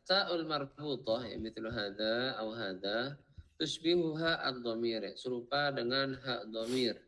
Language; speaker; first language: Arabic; non-native, fluent; Indonesian